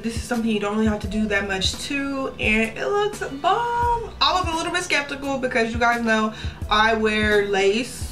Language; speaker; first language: English; native; English